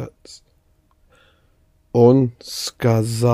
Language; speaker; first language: Russian; non-native, learner; English